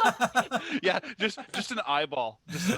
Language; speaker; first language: English; native; English